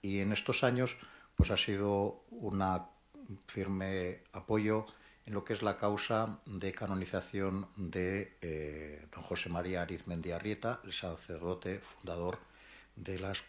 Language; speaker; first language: Spanish; native; Spanish